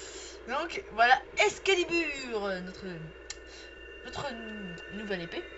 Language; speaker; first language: French; native; French